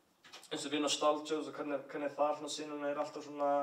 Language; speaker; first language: Icelandic; early bilingual, heritage; English